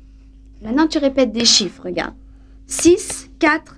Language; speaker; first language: French; native; French